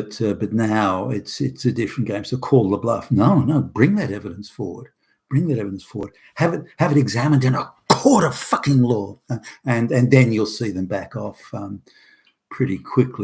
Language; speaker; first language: English; native; English